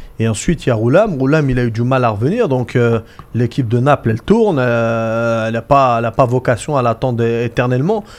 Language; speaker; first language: French; native; French